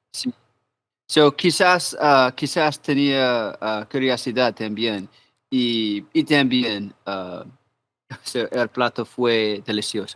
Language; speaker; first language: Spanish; non-native, learner; English